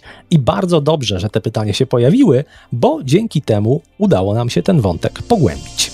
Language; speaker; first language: Polish; native; Polish